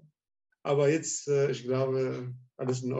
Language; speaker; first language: German; non-native, learner; Arabic